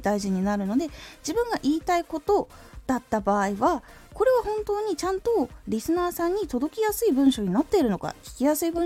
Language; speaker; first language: Japanese; native; Japanese